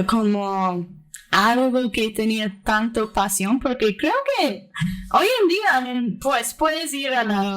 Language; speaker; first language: Spanish; early bilingual, heritage; Spanish